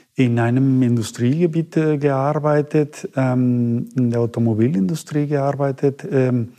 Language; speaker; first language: German; non-native, fluent; Spanish